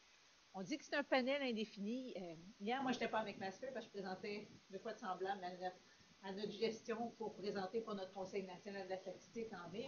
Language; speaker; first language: French; native; French